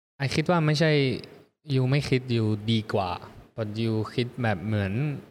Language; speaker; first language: Thai; early bilingual, heritage; Thai